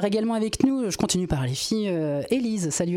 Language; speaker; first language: French; native; French